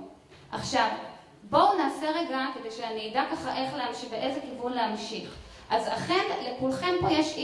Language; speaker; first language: Hebrew; native; Hebrew